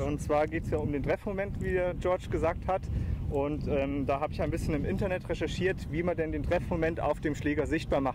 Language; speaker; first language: German; native; German